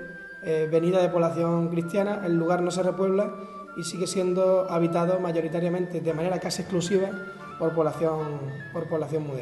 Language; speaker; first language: Spanish; native; Spanish